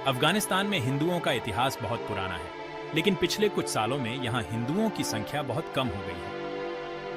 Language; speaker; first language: Hindi; native; Hindi